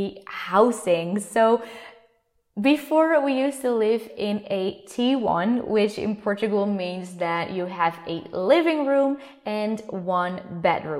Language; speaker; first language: English; non-native, fluent; Dutch